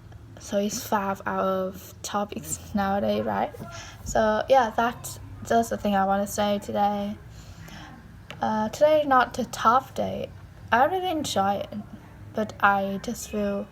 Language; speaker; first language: English; non-native, learner; Vietnamese